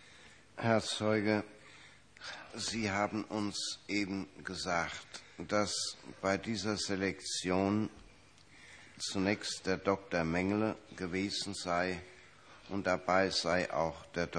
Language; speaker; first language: German; native; German